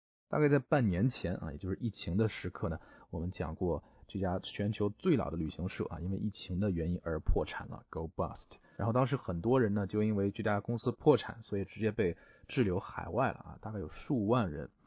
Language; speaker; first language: Chinese; native; Chinese